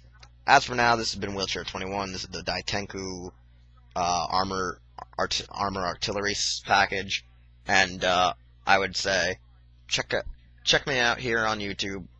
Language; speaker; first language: English; native; English